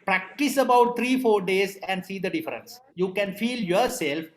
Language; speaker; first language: English; non-native, local second language; Sinhala